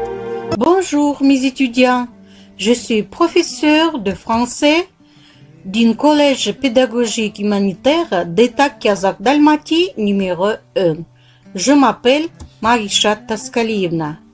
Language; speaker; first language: French; non-native, fluent; Kazakh